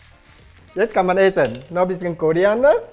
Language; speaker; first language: German; non-native, learner; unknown